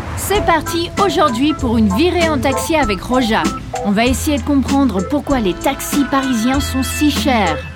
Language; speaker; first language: French; native; French